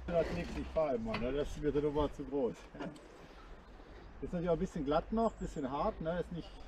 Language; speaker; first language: German; native; German